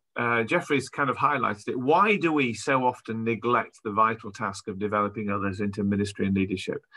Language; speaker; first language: English; native; English